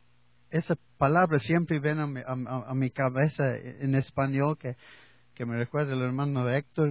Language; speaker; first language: Spanish; non-native, learner; English